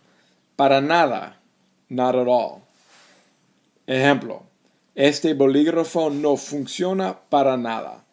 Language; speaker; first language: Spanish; non-native, fluent; English